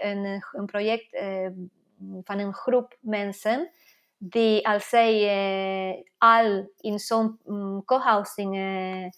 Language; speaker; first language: Dutch; non-native, fluent; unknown